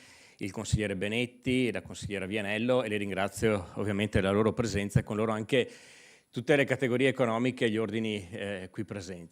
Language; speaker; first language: Italian; native; Italian